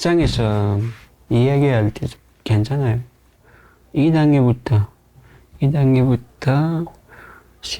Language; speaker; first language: Korean; non-native, learner; Nepali